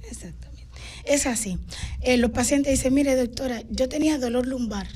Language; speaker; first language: Spanish; native; Spanish